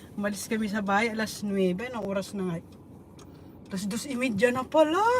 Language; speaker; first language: Filipino; non-native, local second language; Bikol